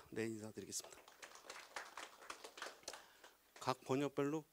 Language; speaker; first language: Korean; native; Korean